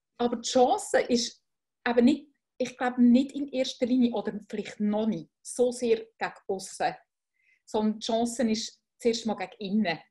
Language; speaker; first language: German; native; German